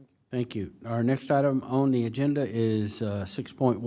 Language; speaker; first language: English; native; English